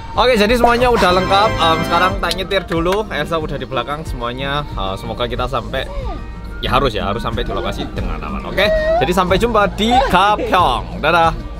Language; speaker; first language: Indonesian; early bilingual, other home language; Korean